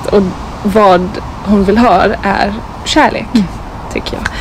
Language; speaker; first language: Swedish; non-native, fluent; English